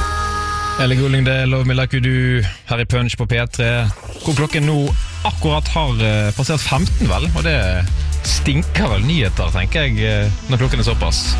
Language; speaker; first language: Norwegian; native; Norwegian